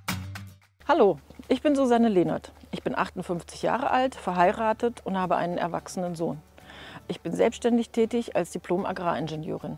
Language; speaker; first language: German; native; German